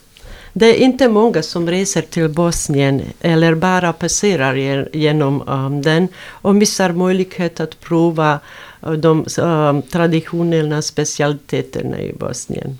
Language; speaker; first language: Swedish; non-native, fluent; Bosnian